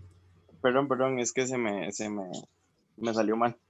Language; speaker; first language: Spanish; native; Spanish